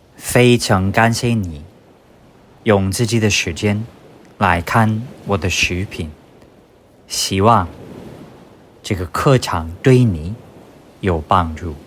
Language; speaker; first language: Chinese; non-native, fluent; English